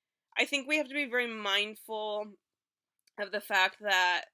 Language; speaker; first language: English; native; English